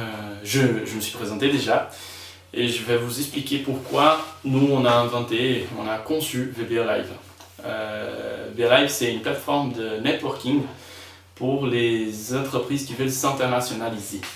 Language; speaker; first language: French; non-native, fluent; Spanish